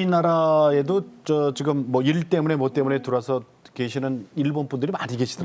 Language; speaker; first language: Korean; native; Korean